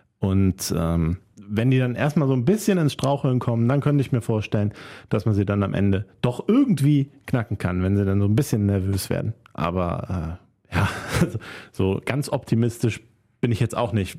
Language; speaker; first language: German; native; German